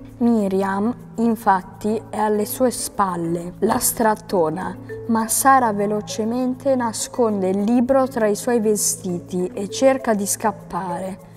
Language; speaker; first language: Italian; native; Italian